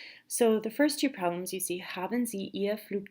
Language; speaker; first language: German; non-native, fluent; English